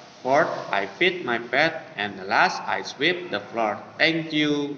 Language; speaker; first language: English; non-native, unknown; Indonesian